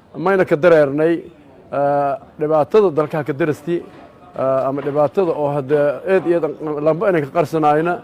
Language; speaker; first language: Somali; non-native, local second language; Maay